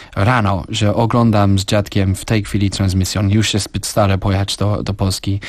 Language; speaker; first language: Polish; non-native, fluent; English